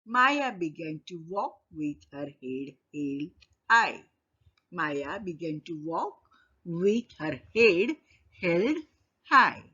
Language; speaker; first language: English; non-native, local second language; Marathi